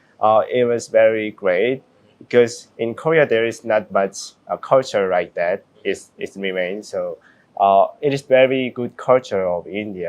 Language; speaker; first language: English; non-native, learner; Korean